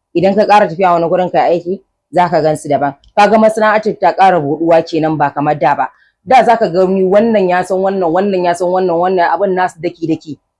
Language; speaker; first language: Hausa; native; Hausa